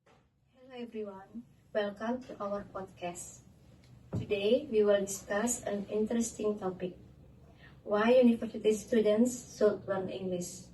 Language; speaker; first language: English; non-native, learner; Indonesian